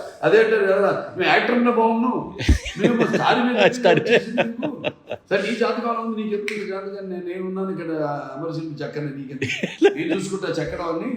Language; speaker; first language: Telugu; native; Telugu